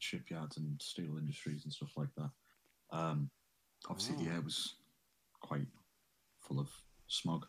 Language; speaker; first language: English; native; English